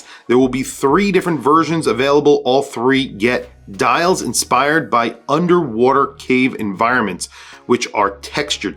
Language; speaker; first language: English; native; English